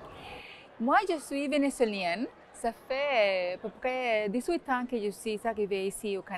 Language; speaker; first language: French; non-native, fluent; Spanish